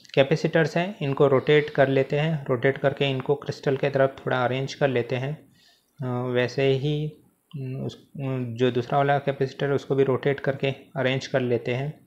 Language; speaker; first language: Hindi; native; Hindi